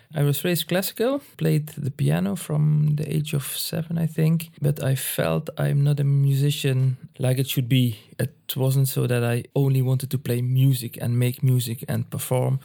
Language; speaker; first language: English; non-native, fluent; Dutch